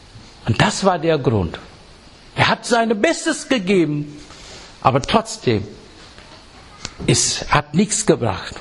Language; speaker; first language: German; non-native, learner; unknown